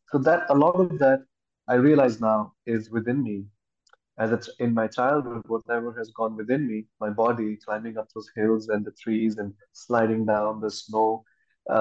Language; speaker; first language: English; non-native, local second language; Hindi